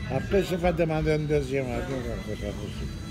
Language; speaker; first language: French; non-native, learner; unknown